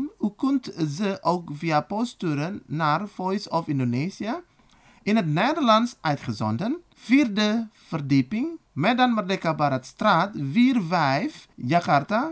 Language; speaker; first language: Dutch; non-native, learner; Indonesian